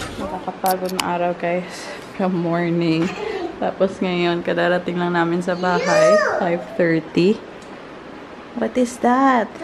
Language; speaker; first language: Filipino; non-native, local second language; Hiligaynon